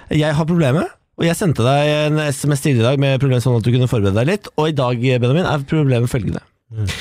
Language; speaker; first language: Norwegian; native; Norwegian